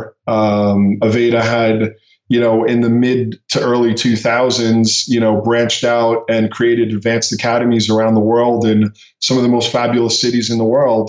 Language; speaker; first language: English; native; English